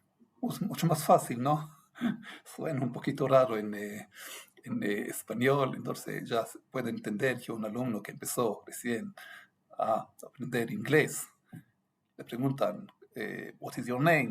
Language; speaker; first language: Spanish; non-native, fluent; Hebrew